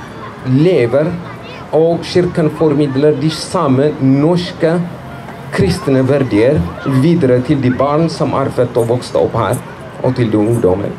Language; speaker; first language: Norwegian; non-native, fluent; Amharic